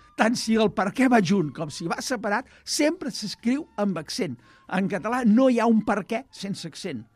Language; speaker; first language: Catalan; native; Catalan